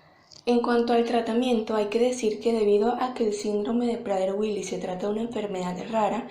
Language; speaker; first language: Spanish; native; Spanish